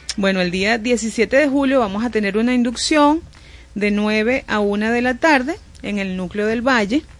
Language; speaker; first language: Spanish; native; Spanish